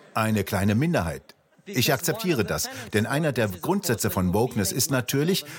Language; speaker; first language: German; non-native, fluent; Russian